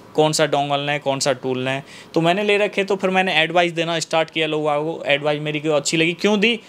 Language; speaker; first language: Hindi; native; Hindi